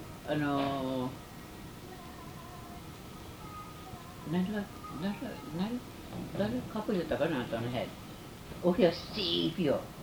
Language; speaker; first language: Japanese; early bilingual, heritage; Japanese